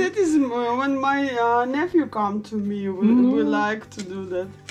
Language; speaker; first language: English; non-native, learner; Russian